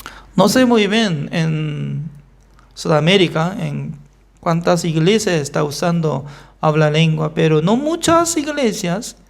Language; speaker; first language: Spanish; non-native, fluent; Korean